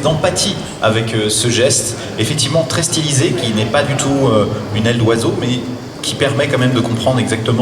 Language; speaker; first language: French; native; French